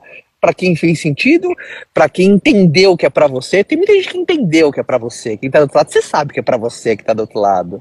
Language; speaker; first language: Portuguese; native; Portuguese